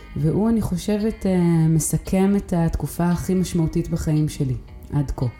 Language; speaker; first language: Hebrew; early bilingual, other home language; English